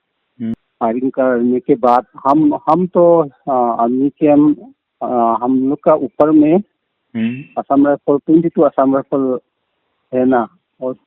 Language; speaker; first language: Hindi; non-native, local second language; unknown